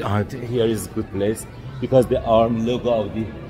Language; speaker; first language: English; non-native, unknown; Persian